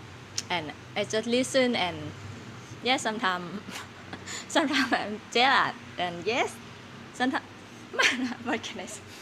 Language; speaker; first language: English; non-native, learner; Thai